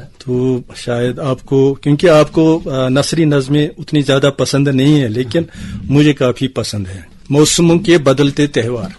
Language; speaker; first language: Urdu; non-native, local second language; Kashmiri